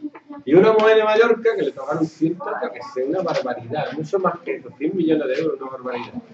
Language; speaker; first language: Spanish; native; Spanish